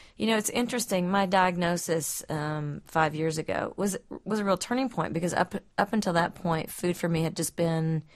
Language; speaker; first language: English; native; English